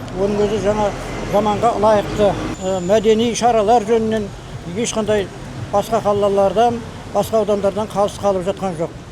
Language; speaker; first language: Kazakh; native; Kazakh